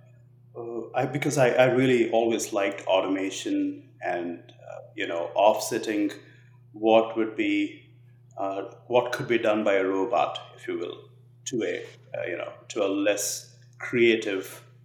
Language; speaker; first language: English; non-native, local second language; Telugu